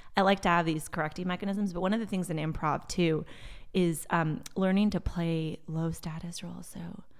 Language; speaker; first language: English; early bilingual, other home language; Portuguese